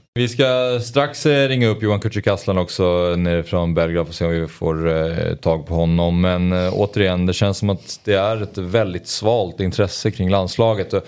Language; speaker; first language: Swedish; native; Swedish